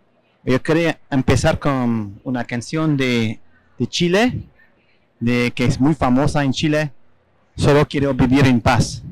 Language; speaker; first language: Spanish; non-native, fluent; French